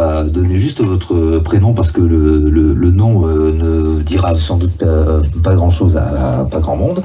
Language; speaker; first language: French; native; French